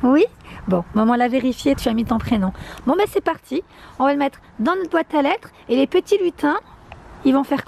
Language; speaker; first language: French; native; French